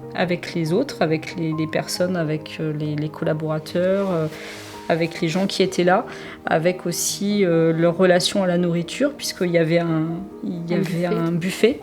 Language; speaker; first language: French; native; French